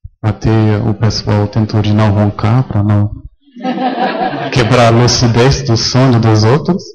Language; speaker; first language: Portuguese; non-native, fluent; German